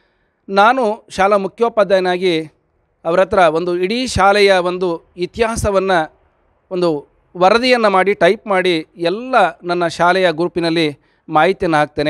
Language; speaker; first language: Kannada; native; Kannada